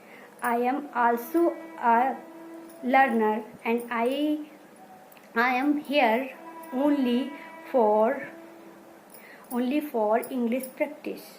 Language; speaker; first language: English; non-native, learner; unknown